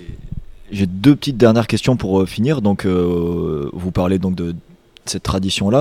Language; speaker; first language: French; native; French